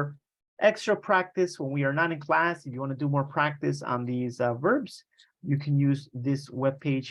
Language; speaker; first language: English; non-native, fluent; Spanish